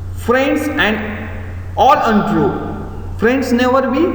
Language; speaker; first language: English; non-native, local second language; Marathi